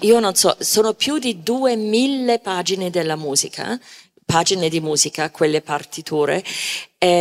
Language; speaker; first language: Italian; non-native, fluent; English